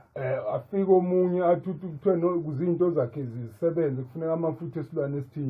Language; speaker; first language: Zulu; native; Zulu